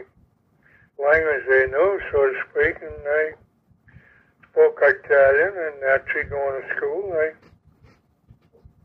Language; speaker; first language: English; native; English